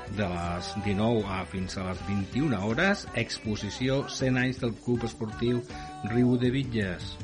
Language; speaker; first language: Catalan; native; Catalan